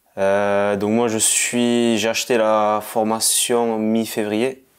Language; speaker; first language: French; native; French